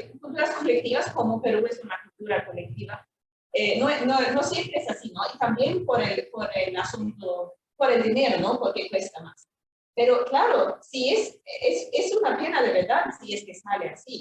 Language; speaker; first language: Spanish; non-native, fluent; Swedish